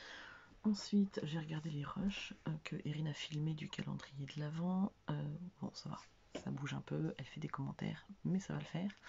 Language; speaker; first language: French; native; French